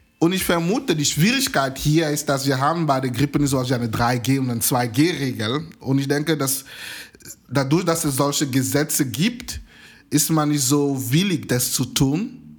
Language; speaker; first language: German; non-native, fluent; French